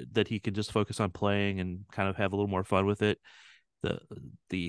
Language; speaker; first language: English; native; English